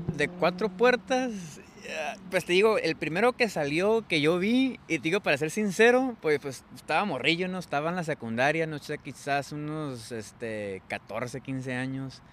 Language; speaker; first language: Spanish; early bilingual, heritage; Spanish